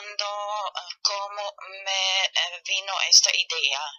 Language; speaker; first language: Spanish; non-native, fluent; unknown